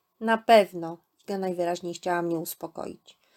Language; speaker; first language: Polish; native; Polish